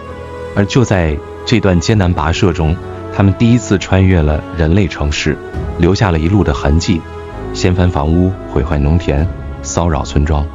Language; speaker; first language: Chinese; native; Chinese